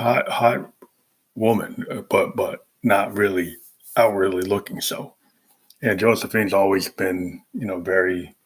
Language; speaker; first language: English; native; English